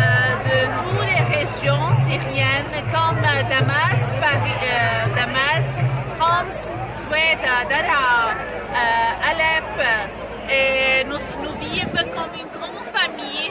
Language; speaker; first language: French; non-native, learner; Arabic